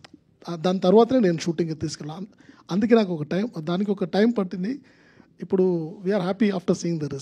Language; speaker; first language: Telugu; non-native, learner; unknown